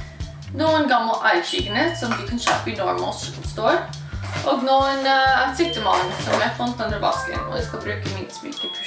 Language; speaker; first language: Norwegian; non-native, learner; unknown